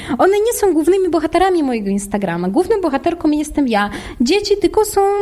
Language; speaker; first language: Polish; non-native, fluent; Russian